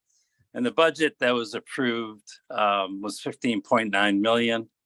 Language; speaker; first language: English; native; English